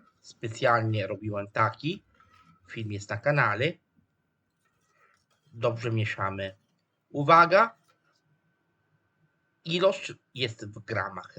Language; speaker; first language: Polish; non-native, fluent; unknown